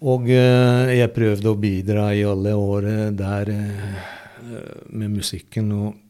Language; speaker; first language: Norwegian; non-native, fluent; Hungarian